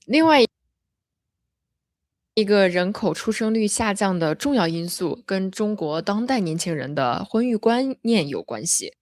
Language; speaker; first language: Chinese; native; Chinese